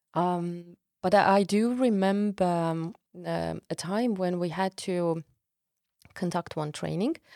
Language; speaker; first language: English; non-native, fluent; Estonian